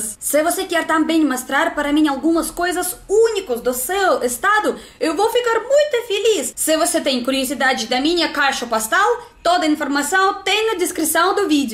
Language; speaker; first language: Portuguese; non-native, learner; Russian